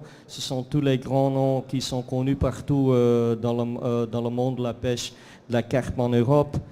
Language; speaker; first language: French; non-native, fluent; Dutch